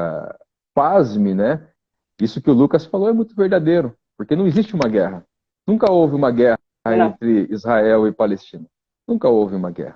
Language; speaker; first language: Portuguese; native; Portuguese